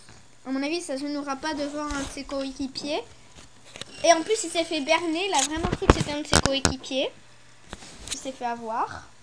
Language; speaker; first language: French; native; French